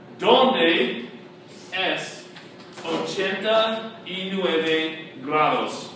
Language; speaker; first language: Spanish; non-native, fluent; English